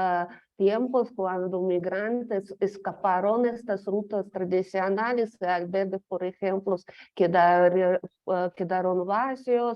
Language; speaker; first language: Spanish; non-native, fluent; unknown